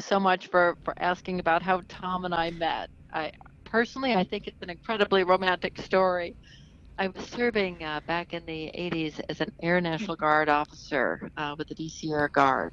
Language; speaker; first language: English; native; English